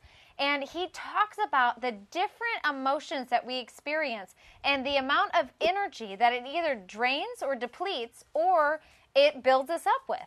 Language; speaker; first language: English; native; English